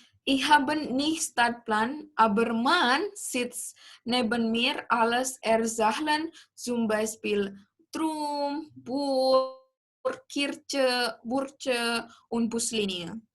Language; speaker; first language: German; non-native, learner; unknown